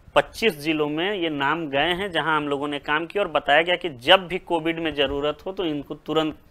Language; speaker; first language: Hindi; native; Hindi